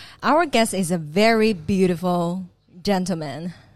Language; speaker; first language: English; non-native, fluent; Chinese